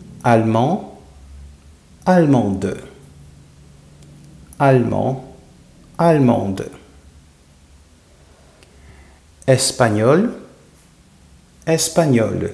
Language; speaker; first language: French; non-native, fluent; English